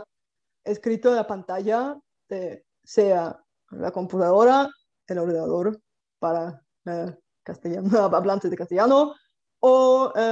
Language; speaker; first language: Spanish; non-native, fluent; Bulgarian